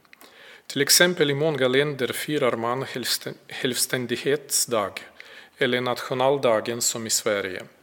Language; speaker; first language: Swedish; non-native, fluent; Russian